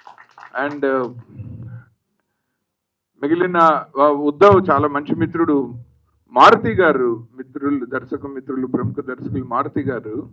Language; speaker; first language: Telugu; native; Telugu